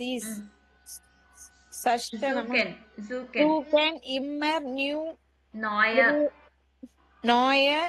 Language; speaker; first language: German; non-native, learner; Tamil